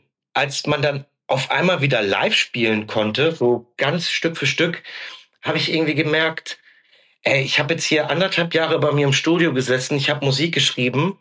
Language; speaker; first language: German; native; German